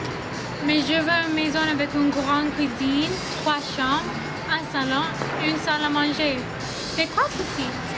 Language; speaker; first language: French; non-native, learner; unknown